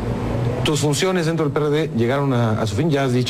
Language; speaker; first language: Spanish; native; Spanish